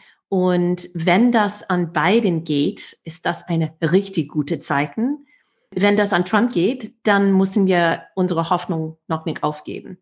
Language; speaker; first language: German; non-native, fluent; English